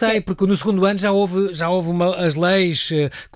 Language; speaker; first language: Portuguese; native; Portuguese